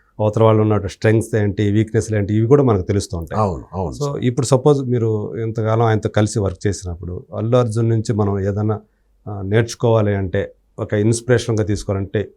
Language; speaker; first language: Telugu; native; Telugu